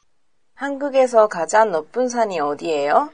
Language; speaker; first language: Korean; non-native, learner; Japanese